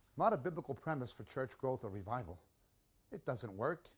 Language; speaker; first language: English; native; English